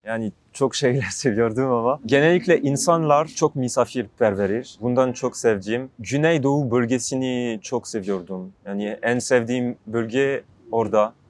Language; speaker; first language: Turkish; non-native, learner; French